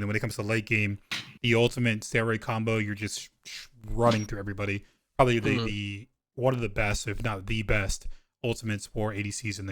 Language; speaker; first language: English; native; English